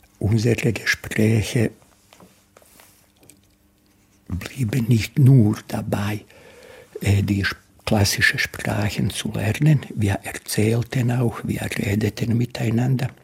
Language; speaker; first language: German; non-native, fluent; Bosnian